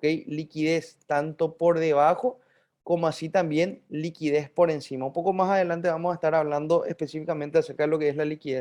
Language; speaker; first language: Spanish; native; Spanish